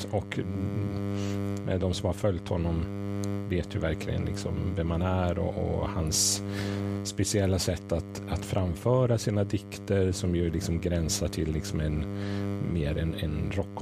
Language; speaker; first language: Swedish; native; Swedish